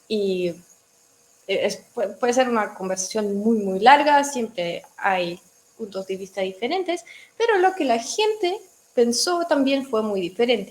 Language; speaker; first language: Spanish; non-native, fluent; Russian